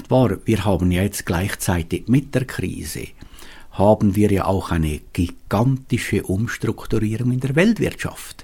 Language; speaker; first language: German; native; German